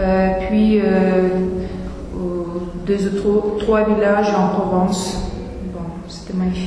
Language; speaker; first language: French; non-native, fluent; Russian